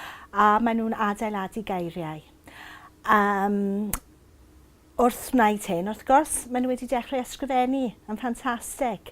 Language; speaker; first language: Welsh; native; Welsh